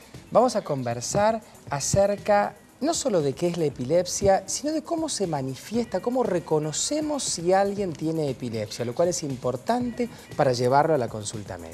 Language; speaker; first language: Spanish; native; Spanish